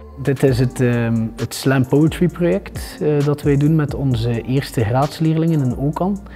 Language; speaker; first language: Dutch; native; Dutch